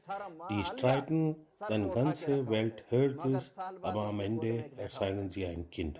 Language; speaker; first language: German; non-native, learner; Urdu